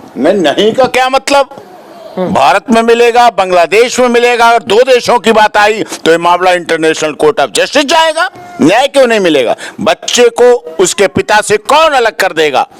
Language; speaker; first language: Hindi; native; Hindi